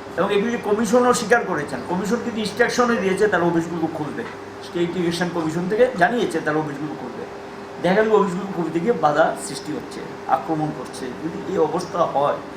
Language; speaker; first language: Bangla; native; Bangla